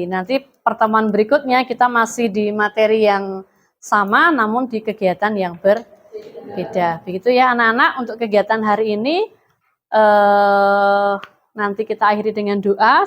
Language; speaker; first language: Indonesian; native; Indonesian